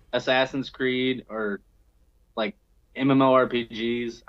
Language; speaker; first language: English; native; English